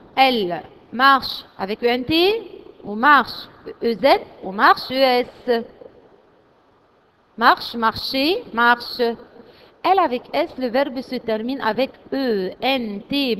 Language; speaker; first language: French; non-native, fluent; Arabic